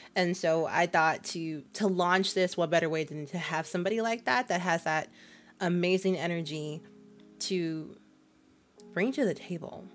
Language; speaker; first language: English; native; English